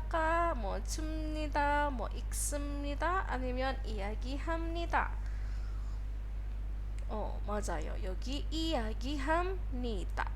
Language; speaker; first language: Korean; non-native, fluent; Indonesian